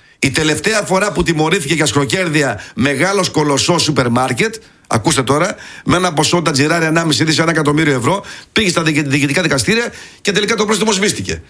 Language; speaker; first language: Greek; early bilingual, heritage; Greek